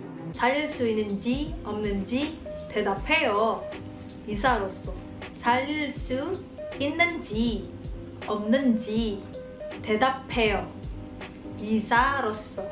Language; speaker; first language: Korean; non-native, fluent; Indonesian